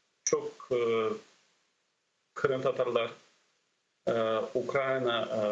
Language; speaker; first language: Turkish; non-native, fluent; Ukrainian